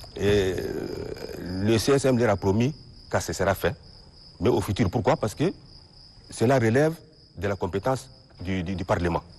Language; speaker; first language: French; non-native, local second language; Arabic